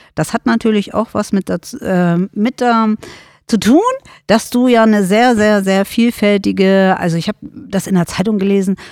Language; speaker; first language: German; non-native, fluent; Bulgarian